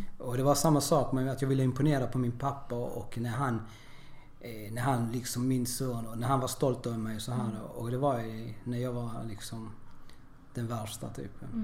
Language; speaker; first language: Swedish; early bilingual, other home language; Spanish